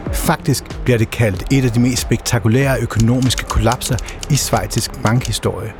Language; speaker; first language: Danish; native; Danish